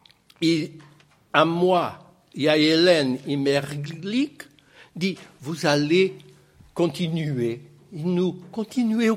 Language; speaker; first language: French; non-native, fluent; Portuguese